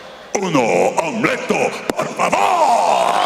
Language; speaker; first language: Spanish; non-native, learner; English